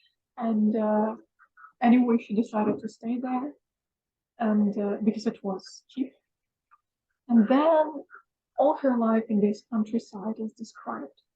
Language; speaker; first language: English; non-native, fluent; Russian